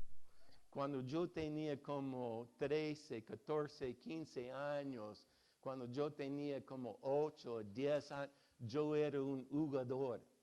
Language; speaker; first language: Spanish; non-native, fluent; English